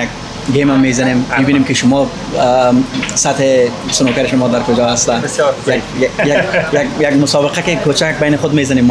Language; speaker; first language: Persian; native; Persian